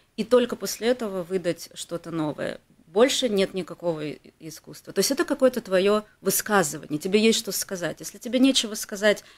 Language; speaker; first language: Russian; native; Russian